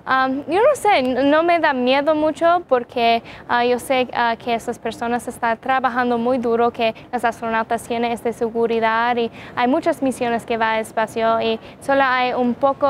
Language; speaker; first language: Spanish; non-native, learner; English